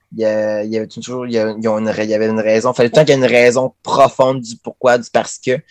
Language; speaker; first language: French; native; French